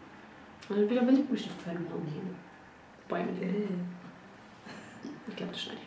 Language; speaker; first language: German; native; German